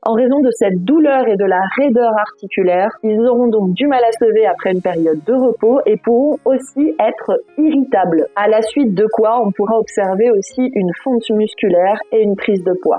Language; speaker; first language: French; native; French